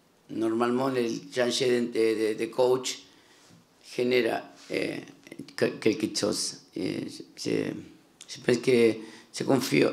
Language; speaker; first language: French; non-native, learner; Spanish